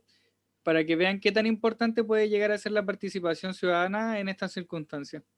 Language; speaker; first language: Spanish; native; Spanish